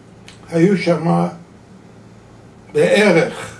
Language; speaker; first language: Hebrew; non-native, fluent; Yiddish